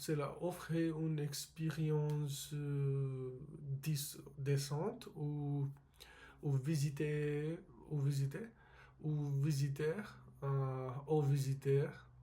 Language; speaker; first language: French; non-native, learner; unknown